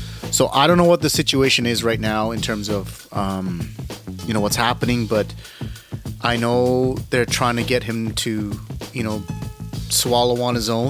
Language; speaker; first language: English; early bilingual, other home language; Punjabi